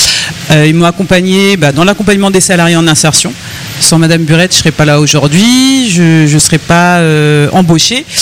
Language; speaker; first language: French; native; French